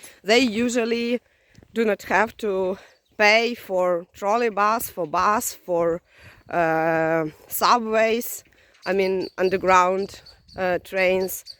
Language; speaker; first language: English; non-native, fluent; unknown